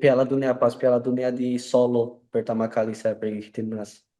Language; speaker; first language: Indonesian; non-native, learner; Portuguese